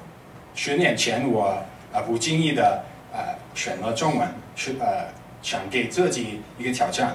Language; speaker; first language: Chinese; non-native, fluent; English